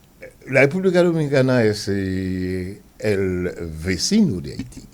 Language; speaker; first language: Spanish; non-native, fluent; Haitian Creole